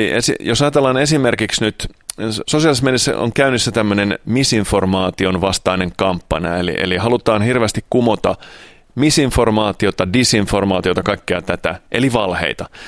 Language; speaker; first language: Finnish; early bilingual, other home language; Italian